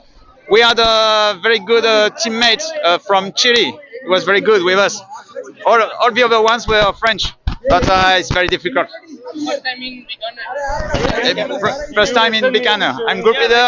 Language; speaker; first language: English; non-native, learner; French